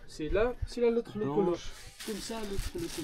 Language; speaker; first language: French; non-native, learner; Arabic